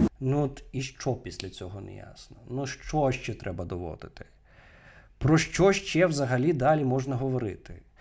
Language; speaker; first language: Ukrainian; native; Ukrainian